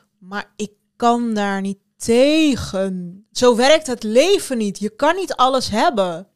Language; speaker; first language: Dutch; early bilingual, other home language; Turkish